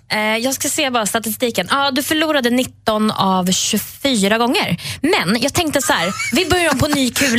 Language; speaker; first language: Swedish; native; Swedish